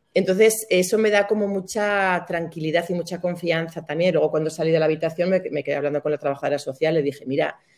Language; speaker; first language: Spanish; native; Spanish